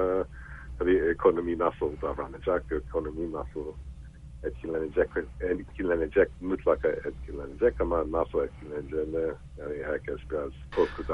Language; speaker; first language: Turkish; non-native, fluent; English